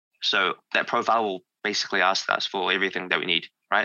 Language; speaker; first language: English; native; English